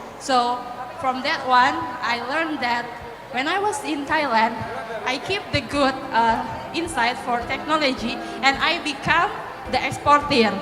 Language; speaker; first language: English; non-native, fluent; Indonesian